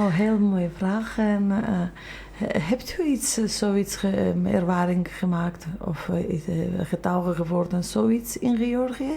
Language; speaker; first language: Dutch; non-native, fluent; Georgian